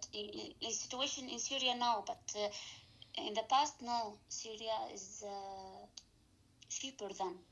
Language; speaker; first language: English; non-native, learner; Arabic